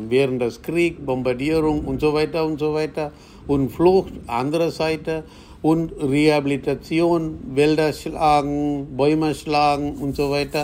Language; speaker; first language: German; non-native, fluent; Tamil